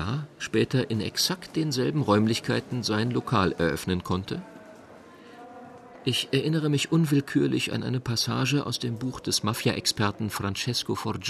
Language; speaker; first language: German; native; German